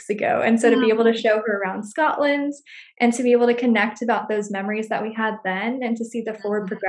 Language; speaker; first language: English; native; English